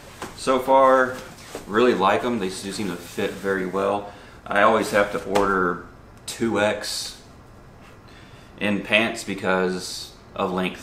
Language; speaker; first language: English; native; English